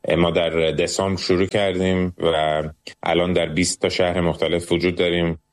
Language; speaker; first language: Persian; early bilingual, heritage; Persian